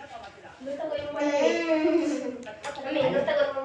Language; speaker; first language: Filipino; non-native, local second language; Cebuano